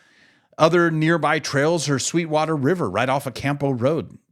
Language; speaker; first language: English; native; English